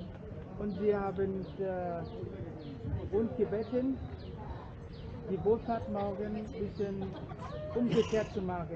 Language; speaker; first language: German; non-native, fluent; Vietnamese